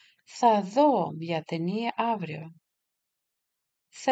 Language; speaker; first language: Greek; non-native, fluent; Russian